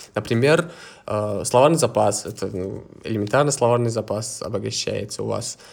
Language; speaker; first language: Russian; non-native, local second language; Uzbek